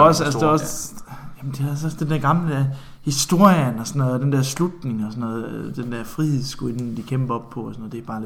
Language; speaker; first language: Danish; native; Danish